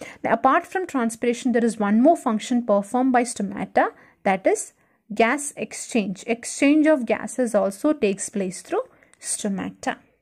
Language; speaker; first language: English; non-native, local second language; Malayalam